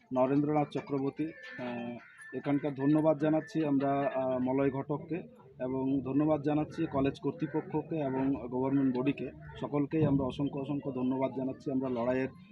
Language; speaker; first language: Bangla; non-native, local second language; Santali